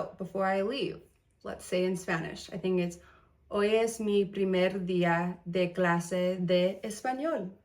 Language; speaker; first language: Spanish; early bilingual, heritage; English